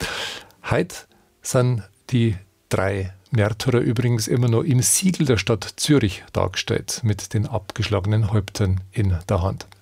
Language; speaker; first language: German; native; German